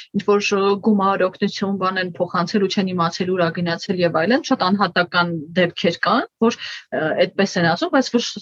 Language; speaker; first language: Armenian; native; Armenian